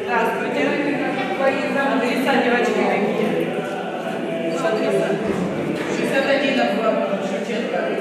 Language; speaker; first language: Russian; native; Russian